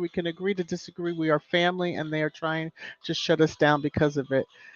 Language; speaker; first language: English; native; English